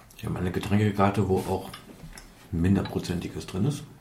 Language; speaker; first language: German; native; German